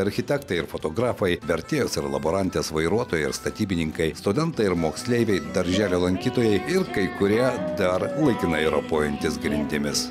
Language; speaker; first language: Lithuanian; native; Lithuanian